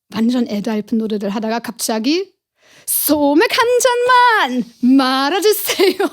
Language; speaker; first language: Korean; non-native, fluent; German